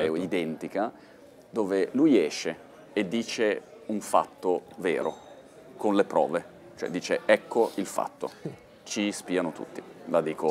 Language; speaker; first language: Italian; native; Italian